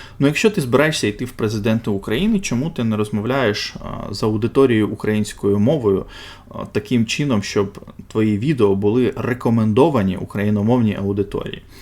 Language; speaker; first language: Ukrainian; non-native, local second language; Russian